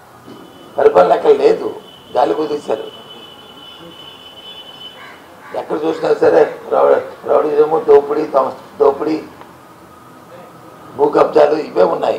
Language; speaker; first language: Telugu; native; Telugu